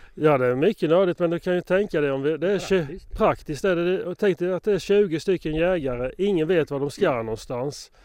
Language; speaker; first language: Swedish; native; Swedish